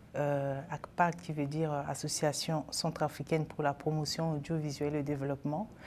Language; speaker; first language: French; non-native, local second language; Sango